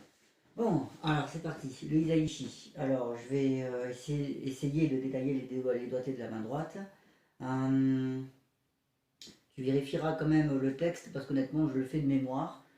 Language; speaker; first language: French; native; French